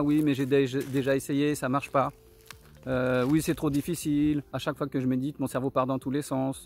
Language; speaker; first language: French; native; French